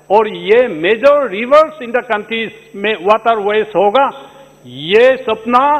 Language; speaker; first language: Hindi; non-native, local second language; Adi